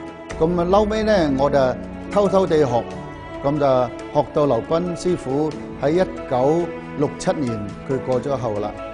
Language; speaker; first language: Cantonese; native; Cantonese